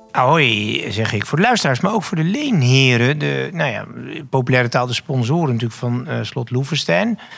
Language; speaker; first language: Dutch; native; Dutch